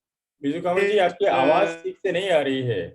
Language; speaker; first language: Hindi; native; Hindi